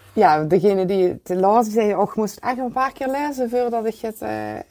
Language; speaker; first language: Dutch; non-native, local second language; Limburgish